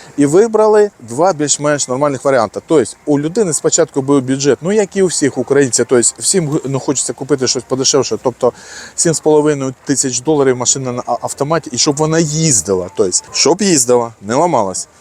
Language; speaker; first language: Ukrainian; non-native, local second language; Russian